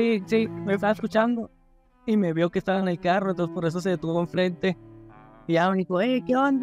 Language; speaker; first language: Spanish; native; Spanish